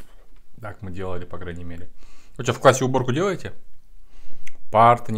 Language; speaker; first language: Russian; native; Russian